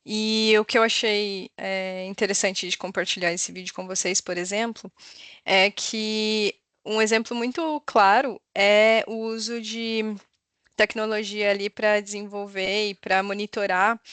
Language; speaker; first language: Portuguese; native; Portuguese